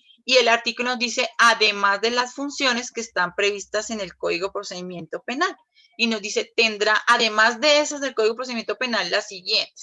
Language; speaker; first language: Spanish; native; Spanish